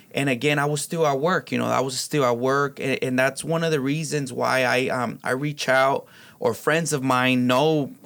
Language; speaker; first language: English; early bilingual, other home language; Spanish